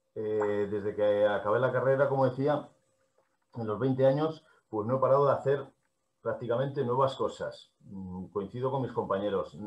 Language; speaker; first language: Spanish; native; Spanish